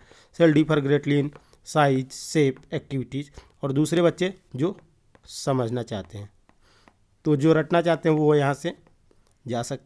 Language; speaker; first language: Hindi; native; Hindi